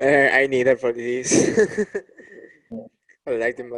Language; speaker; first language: English; non-native, learner; Spanish